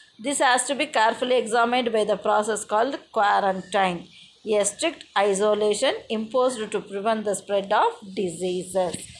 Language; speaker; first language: English; non-native, local second language; Tamil